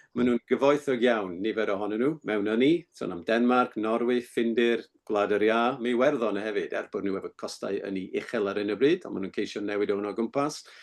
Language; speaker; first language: Welsh; native; Welsh